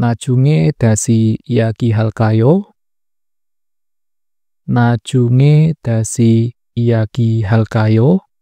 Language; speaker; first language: Korean; non-native, learner; Indonesian